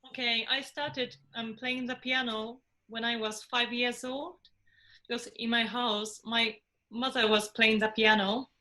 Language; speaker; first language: English; non-native, fluent; Japanese